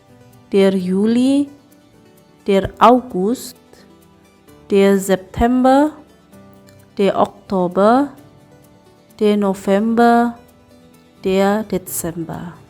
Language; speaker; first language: German; non-native, fluent; Indonesian